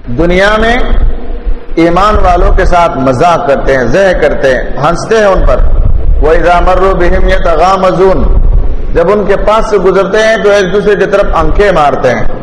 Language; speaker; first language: Urdu; non-native, local second language; Pashto